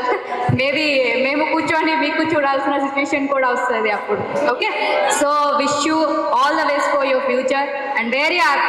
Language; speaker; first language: Telugu; non-native, fluent; Odia